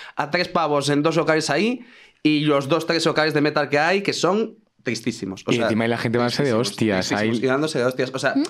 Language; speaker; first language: Spanish; native; Spanish